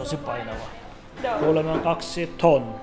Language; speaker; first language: Finnish; non-native, learner; Turkish